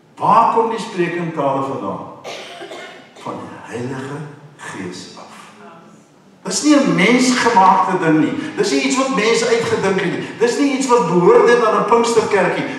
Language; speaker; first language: Afrikaans; non-native, local second language; English